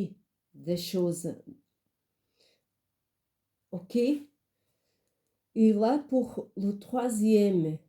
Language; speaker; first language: French; non-native, fluent; Portuguese